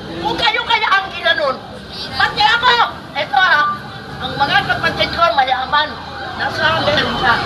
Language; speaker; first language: Filipino; non-native, local second language; Iloko